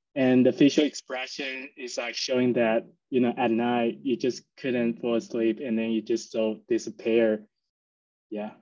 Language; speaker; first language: English; non-native, fluent; Chinese